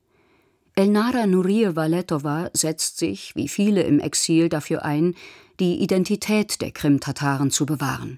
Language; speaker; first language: German; native; German